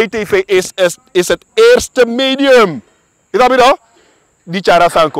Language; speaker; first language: Dutch; native; Dutch